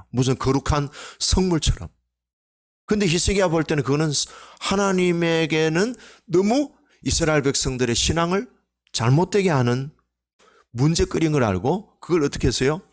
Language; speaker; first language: Korean; native; Korean